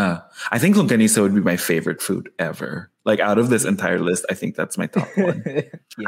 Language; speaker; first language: English; non-native, local second language; Filipino